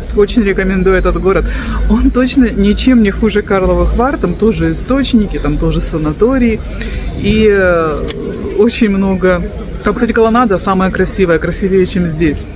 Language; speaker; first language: Russian; native; Russian